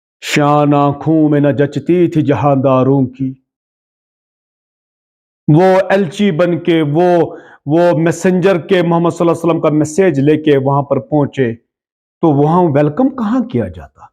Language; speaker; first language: Urdu; native; Urdu